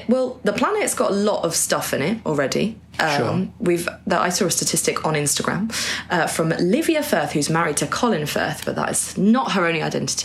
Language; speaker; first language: English; native; English